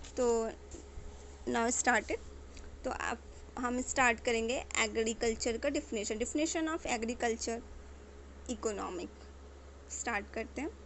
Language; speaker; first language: Hindi; native; Hindi